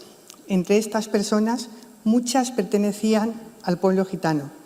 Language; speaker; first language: Spanish; native; Spanish